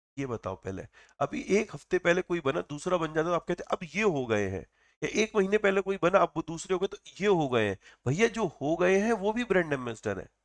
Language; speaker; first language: Hindi; native; Hindi